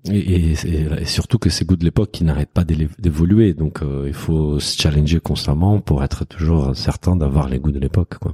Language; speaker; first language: French; non-native, fluent; Portuguese